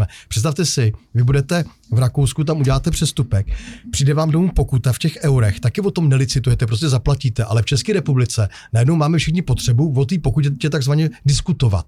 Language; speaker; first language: Czech; native; Czech